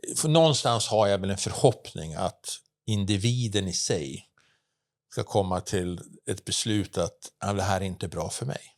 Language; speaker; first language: Swedish; native; Swedish